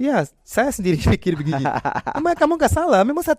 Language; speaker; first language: Indonesian; non-native, fluent; Portuguese